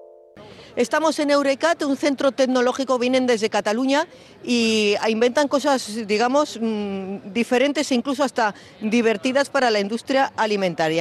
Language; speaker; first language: Spanish; native; Spanish